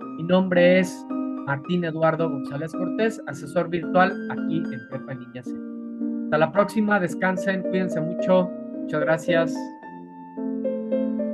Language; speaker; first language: Spanish; native; Spanish